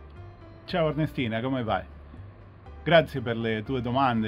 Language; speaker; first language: Italian; non-native, fluent; Spanish